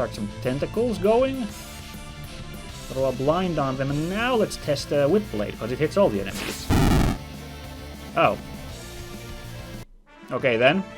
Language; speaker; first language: English; native; English